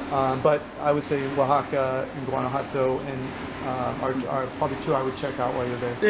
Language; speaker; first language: English; native; English